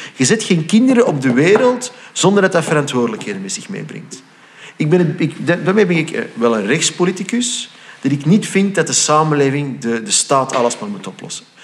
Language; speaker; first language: Dutch; native; Dutch